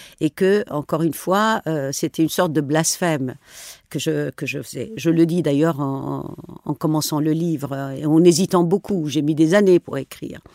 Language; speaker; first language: French; non-native, local second language; Arabic